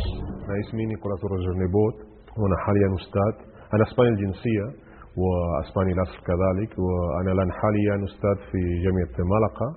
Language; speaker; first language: Arabic; non-native, fluent; Spanish